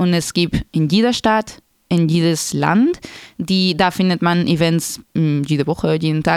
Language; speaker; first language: German; non-native, fluent; Spanish